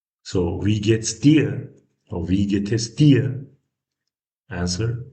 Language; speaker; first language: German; non-native, fluent; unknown